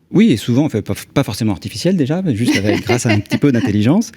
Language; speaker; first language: French; native; French